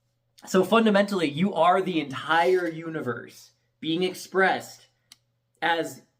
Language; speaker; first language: English; native; English